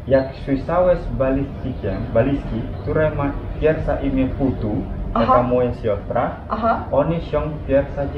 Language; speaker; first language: Polish; non-native, learner; Balinese